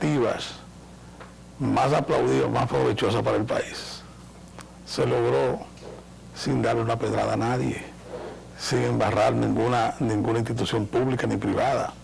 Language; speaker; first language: Spanish; native; Spanish